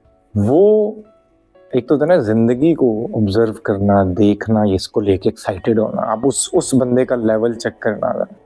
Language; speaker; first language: Hindi; non-native, local second language; Punjabi